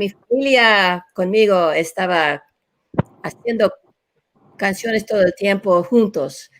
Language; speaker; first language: Spanish; early bilingual, other home language; English